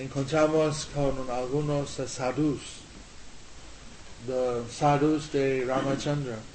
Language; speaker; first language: Spanish; non-native, learner; English